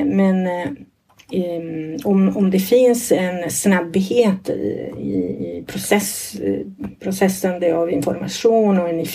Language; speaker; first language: Swedish; non-native, fluent; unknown